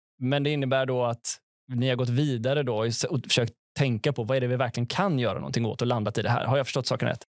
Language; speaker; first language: Swedish; native; Swedish